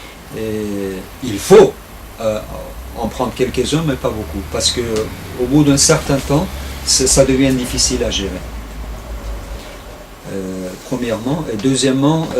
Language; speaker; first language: French; non-native, fluent; Turkish